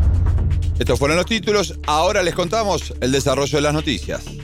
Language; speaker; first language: Spanish; native; Spanish